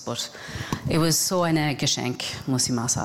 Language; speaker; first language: German; non-native, learner; English